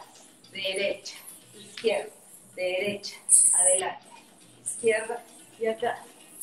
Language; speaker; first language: Spanish; native; Spanish